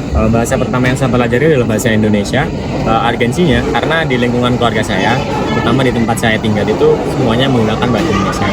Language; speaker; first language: Indonesian; native; Indonesian